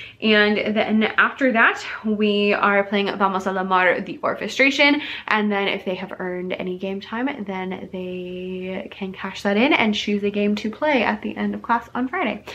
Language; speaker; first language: English; native; English